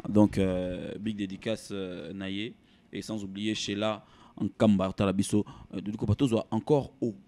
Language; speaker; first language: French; non-native, local second language; Lingala